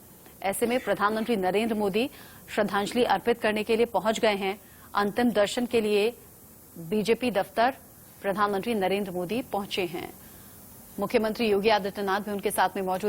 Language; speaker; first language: Hindi; native; Hindi